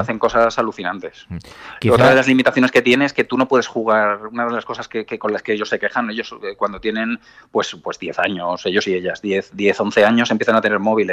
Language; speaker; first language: Spanish; native; Spanish